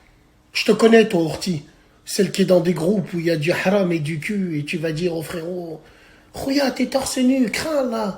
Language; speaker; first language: French; native; French